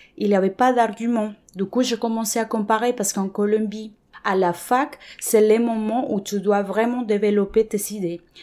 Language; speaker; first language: French; non-native, fluent; Spanish